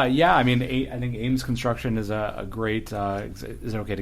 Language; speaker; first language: English; native; English